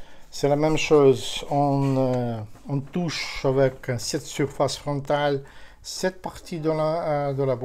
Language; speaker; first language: French; non-native, learner; Ukrainian